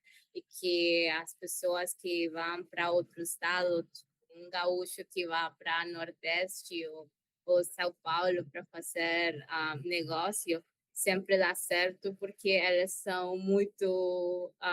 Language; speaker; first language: Portuguese; non-native, learner; Spanish